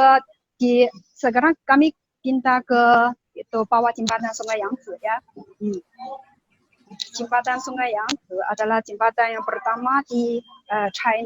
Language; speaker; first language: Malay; non-native, learner; Chinese